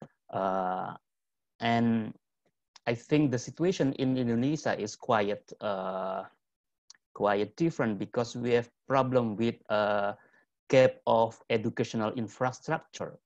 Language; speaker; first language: English; non-native, fluent; Indonesian